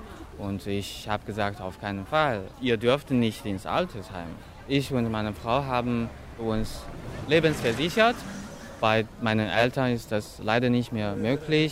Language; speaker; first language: German; non-native, fluent; Chinese